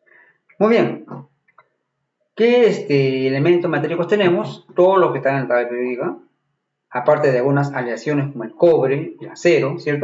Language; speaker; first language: Spanish; native; Spanish